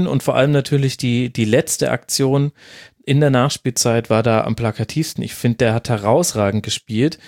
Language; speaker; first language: German; native; German